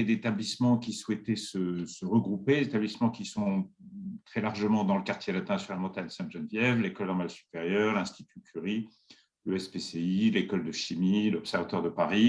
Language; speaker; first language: French; native; French